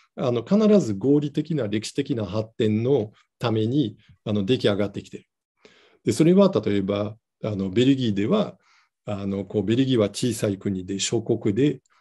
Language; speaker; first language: Japanese; non-native, fluent; Dutch